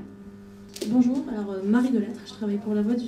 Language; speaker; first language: French; native; French